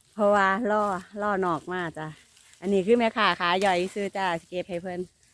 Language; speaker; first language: Thai; native; Thai